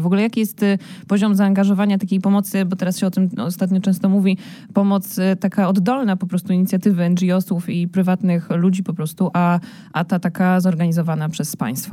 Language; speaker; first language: Polish; native; Polish